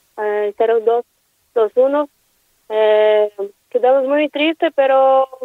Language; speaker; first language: Spanish; non-native, learner; Portuguese